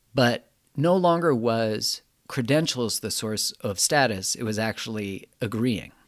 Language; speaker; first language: English; native; English